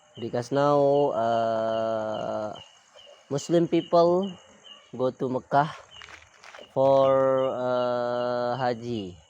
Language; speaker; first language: English; non-native, learner; Indonesian